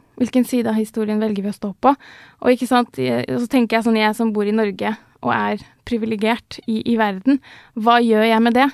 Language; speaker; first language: Norwegian; early bilingual, other home language; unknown